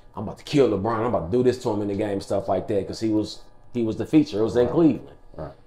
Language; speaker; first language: English; native; English